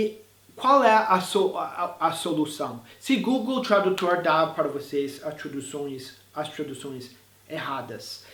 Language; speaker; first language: Portuguese; non-native, fluent; English